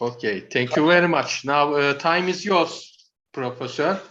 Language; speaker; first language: English; non-native, learner; Turkish